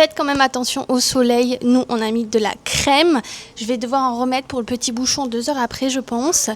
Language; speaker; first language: French; native; French